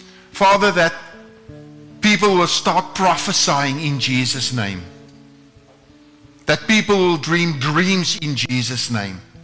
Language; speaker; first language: English; non-native, local second language; Afrikaans